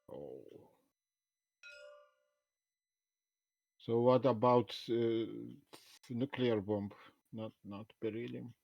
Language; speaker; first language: English; non-native, learner; Polish